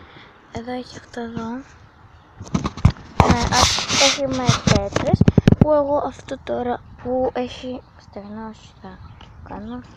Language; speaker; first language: Greek; early bilingual, other home language; Bulgarian